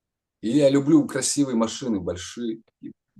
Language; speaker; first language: Russian; native; Russian